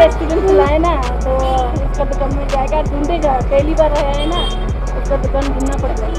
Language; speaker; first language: Hindi; non-native, local second language; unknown